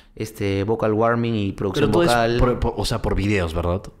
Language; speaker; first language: Spanish; native; Spanish